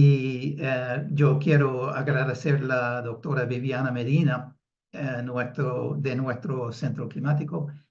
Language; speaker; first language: Spanish; non-native, fluent; English